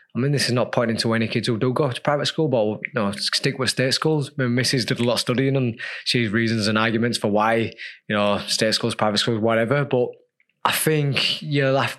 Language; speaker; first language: English; native; English